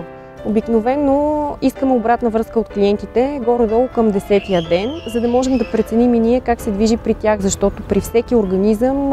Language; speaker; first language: Bulgarian; native; Bulgarian